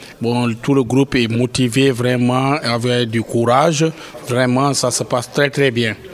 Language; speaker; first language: French; non-native, local second language; Fula